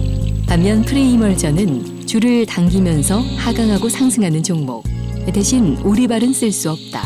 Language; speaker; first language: Korean; native; Korean